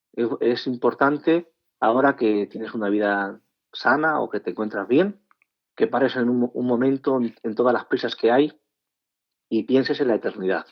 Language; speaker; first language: Spanish; non-native, local second language; Catalan